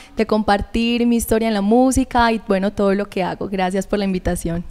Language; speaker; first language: Spanish; native; Spanish